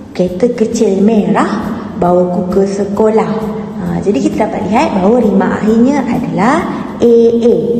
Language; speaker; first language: Malay; native; Malay